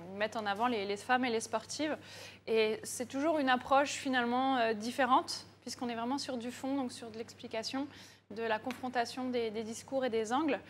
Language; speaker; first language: French; native; French